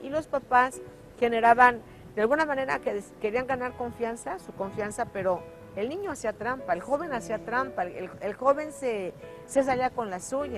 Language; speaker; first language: Spanish; native; Spanish